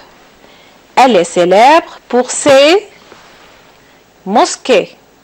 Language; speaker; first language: French; non-native, local second language; Arabic